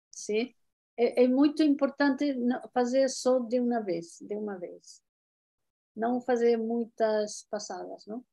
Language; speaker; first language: Portuguese; non-native, learner; Spanish